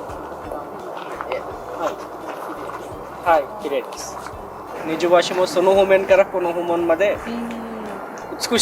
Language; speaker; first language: Japanese; non-native, fluent; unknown